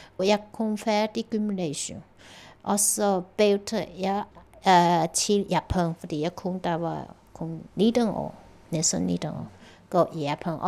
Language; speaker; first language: Danish; non-native, learner; Chinese